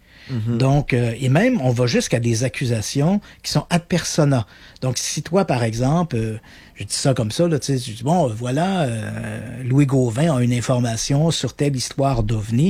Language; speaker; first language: French; native; French